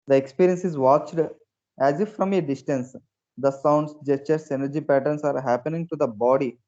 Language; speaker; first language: English; non-native, local second language; Telugu